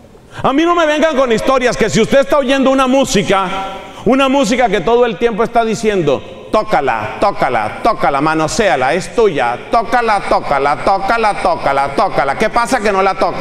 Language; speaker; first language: Spanish; native; Spanish